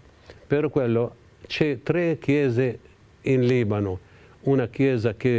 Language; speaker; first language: Italian; non-native, fluent; Arabic